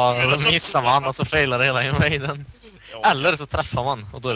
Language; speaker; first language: Swedish; native; Swedish